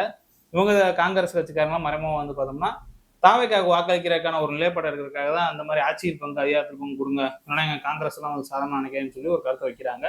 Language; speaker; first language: Tamil; native; Tamil